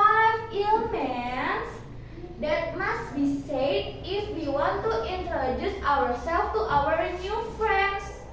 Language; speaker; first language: English; non-native, fluent; Indonesian